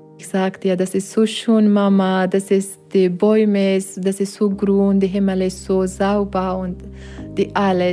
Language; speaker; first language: German; non-native, learner; Persian